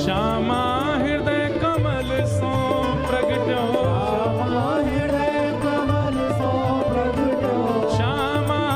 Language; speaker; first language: Hindi; native; Hindi